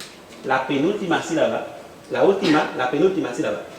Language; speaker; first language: Spanish; non-native, fluent; Haitian Creole